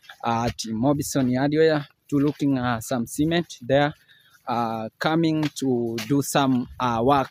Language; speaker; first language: English; non-native, learner; Swahili